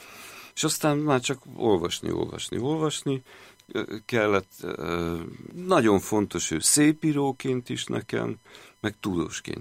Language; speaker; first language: Hungarian; native; Hungarian